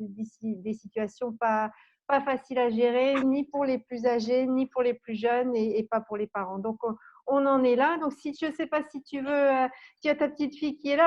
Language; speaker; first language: French; native; French